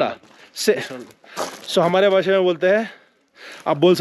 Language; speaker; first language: Hindi; non-native, local second language; Kannada